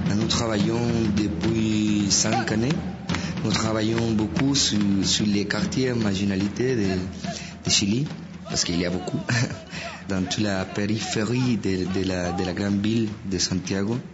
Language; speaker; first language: French; non-native, fluent; Spanish